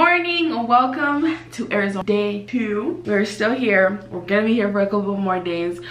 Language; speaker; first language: English; early bilingual, other home language; Spanish